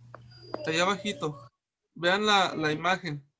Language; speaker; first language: Spanish; native; Spanish